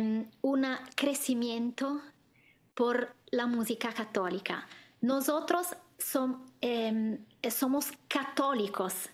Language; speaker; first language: Spanish; non-native, fluent; Italian